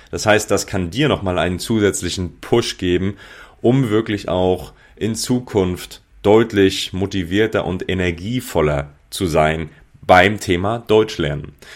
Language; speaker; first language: German; native; German